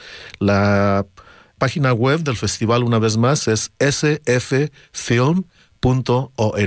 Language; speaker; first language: Spanish; native; Spanish